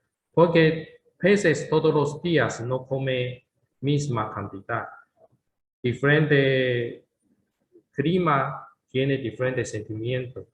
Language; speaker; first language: Spanish; non-native, learner; Chinese